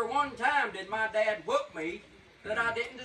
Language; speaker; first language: English; native; English